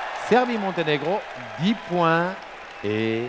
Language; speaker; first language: French; non-native, learner; Turkish